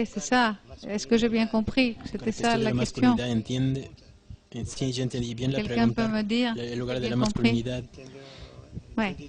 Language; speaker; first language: French; non-native, fluent; Greek